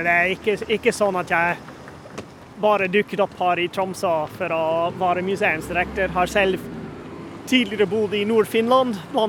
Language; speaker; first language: Norwegian; non-native, fluent; English